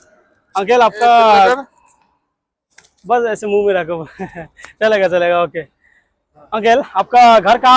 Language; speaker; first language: Hindi; non-native, local second language; Bangla